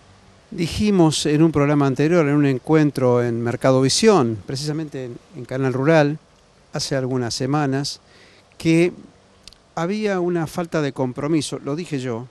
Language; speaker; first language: Spanish; native; Spanish